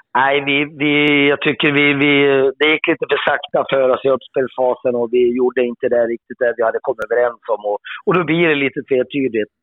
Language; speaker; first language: Swedish; native; Swedish